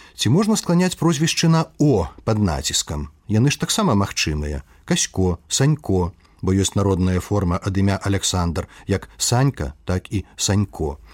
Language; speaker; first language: Belarusian; native; Belarusian